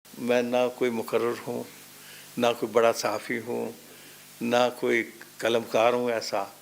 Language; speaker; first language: Urdu; non-native, local second language; Pahari-Potwari